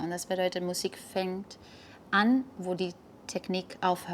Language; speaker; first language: German; non-native, fluent; Spanish